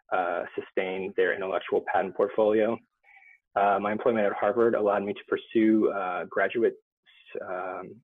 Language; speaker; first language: English; native; English